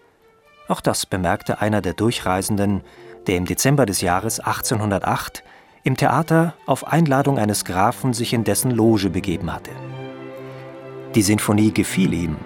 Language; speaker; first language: German; native; German